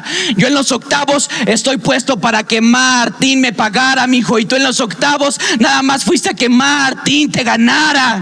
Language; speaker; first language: Spanish; native; Spanish